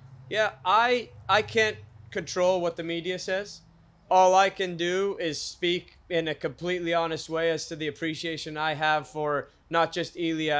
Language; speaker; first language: English; native; English